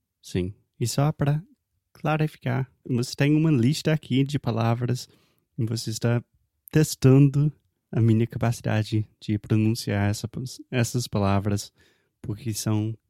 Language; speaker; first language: Portuguese; non-native, fluent; English